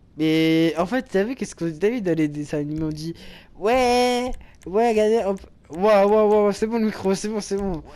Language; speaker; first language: French; native; French